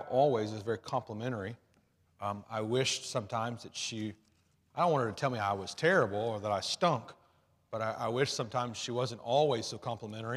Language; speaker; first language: English; native; English